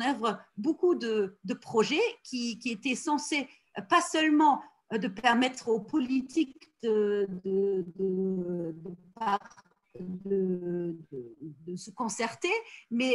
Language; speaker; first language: French; non-native, fluent; German